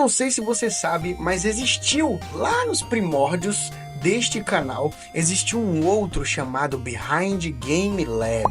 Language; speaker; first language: Portuguese; native; Portuguese